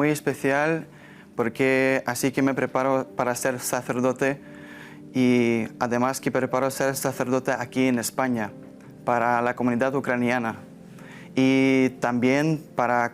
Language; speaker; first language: Spanish; non-native, learner; Ukrainian